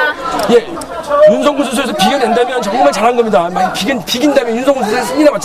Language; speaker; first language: Korean; native; Korean